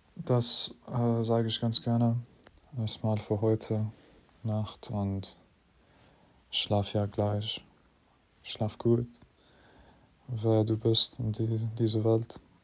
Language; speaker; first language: German; non-native, fluent; English